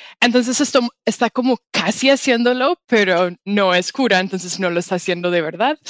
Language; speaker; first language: Spanish; non-native, fluent; English